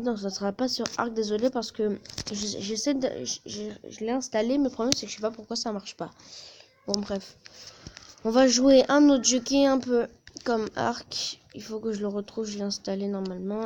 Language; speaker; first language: French; native; French